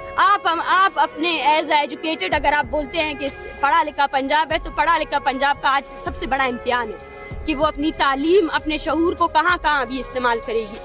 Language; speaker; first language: Urdu; non-native, local second language; Baluchi